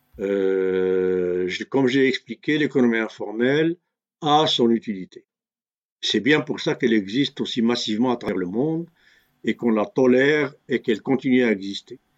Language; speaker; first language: French; non-native, local second language; Kabyle